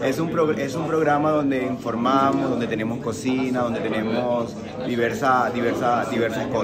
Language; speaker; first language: Spanish; native; Spanish